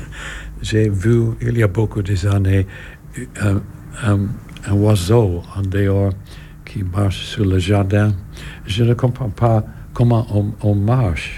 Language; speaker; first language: French; non-native, learner; English